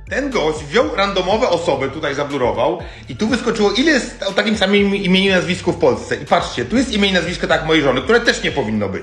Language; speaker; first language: Polish; native; Polish